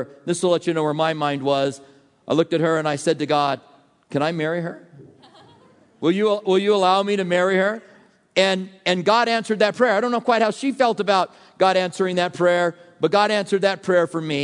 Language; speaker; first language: English; native; English